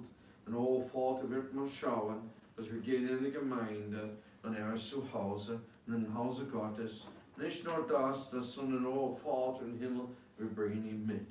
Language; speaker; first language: German; non-native, fluent; English